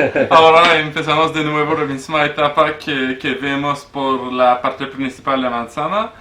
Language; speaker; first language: Spanish; non-native, learner; French